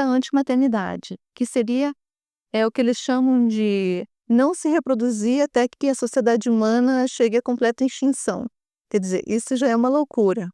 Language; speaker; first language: Portuguese; native; Portuguese